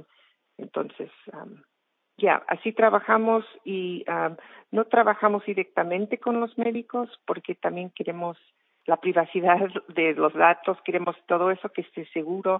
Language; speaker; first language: Spanish; non-native, fluent; English